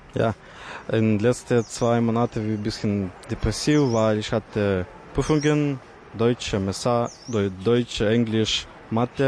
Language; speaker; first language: German; non-native, fluent; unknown